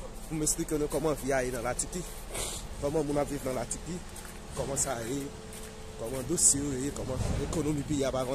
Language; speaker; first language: French; non-native, learner; Haitian Creole